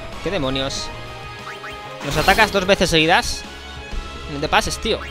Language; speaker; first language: Spanish; native; Spanish